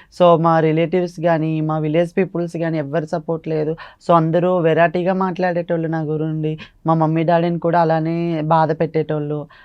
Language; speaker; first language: Telugu; native; Telugu